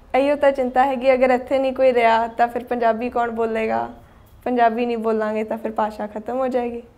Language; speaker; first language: Punjabi; early bilingual, heritage; Punjabi